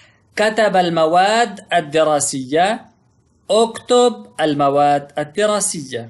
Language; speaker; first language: Arabic; non-native, fluent; Pashto